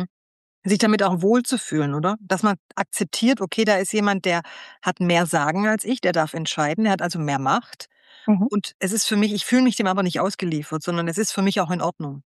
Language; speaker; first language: German; native; German